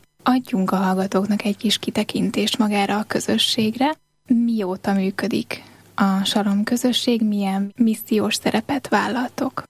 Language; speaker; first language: Hungarian; native; Hungarian